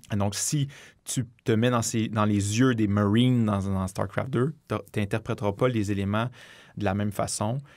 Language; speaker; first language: French; native; French